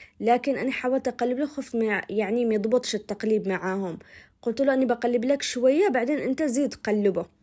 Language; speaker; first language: Arabic; native; Arabic